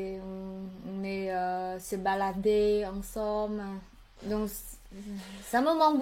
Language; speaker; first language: French; non-native, learner; Khmer